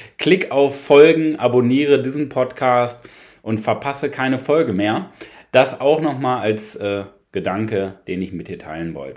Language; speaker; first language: German; native; German